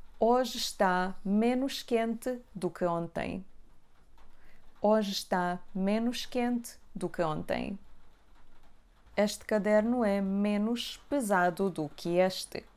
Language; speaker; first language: Portuguese; non-native, fluent; Serbian